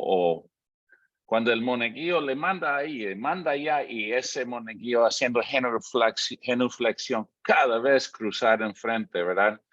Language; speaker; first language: Spanish; non-native, fluent; English